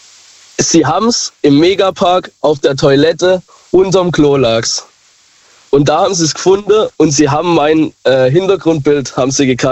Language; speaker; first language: German; native; German